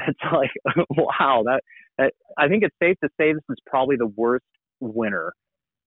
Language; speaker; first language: English; native; English